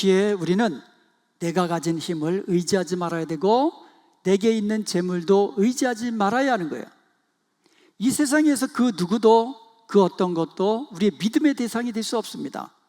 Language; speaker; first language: Korean; native; Korean